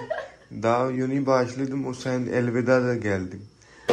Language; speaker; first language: Turkish; non-native, learner; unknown